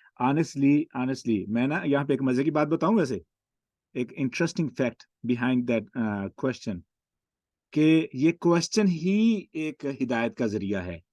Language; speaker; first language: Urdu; non-native, local second language; Punjabi